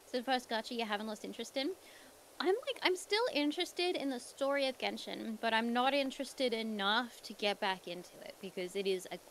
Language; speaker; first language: English; native; English